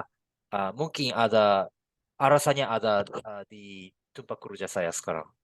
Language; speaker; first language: Indonesian; non-native, learner; Japanese